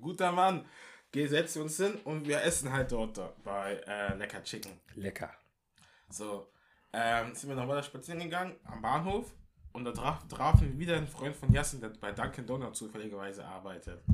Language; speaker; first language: German; non-native, local second language; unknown